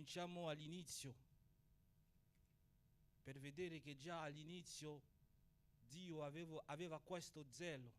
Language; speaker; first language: Italian; non-native, fluent; Portuguese